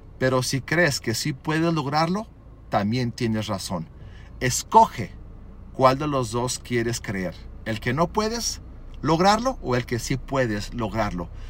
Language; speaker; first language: Spanish; early bilingual, other home language; English